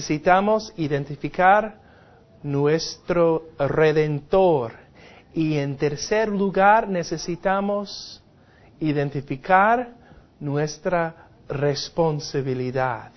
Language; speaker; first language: Spanish; non-native, fluent; English